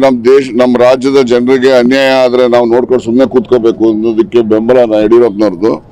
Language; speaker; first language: Kannada; native; Kannada